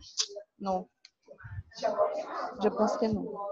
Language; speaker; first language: French; non-native, learner; Portuguese